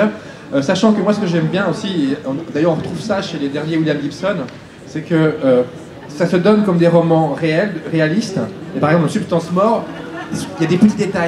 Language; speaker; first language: French; native; French